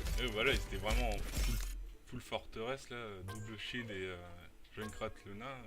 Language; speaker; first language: French; native; French